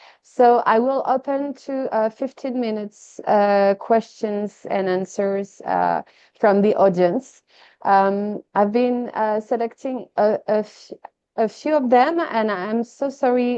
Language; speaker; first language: English; non-native, fluent; French